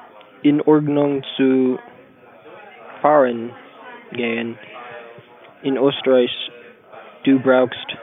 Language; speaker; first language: German; non-native, learner; English